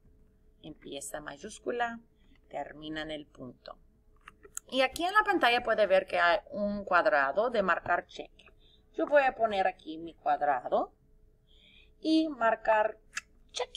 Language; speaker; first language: Spanish; non-native, fluent; English